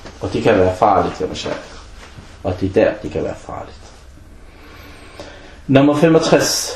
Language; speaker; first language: Danish; early bilingual, other home language; Arabic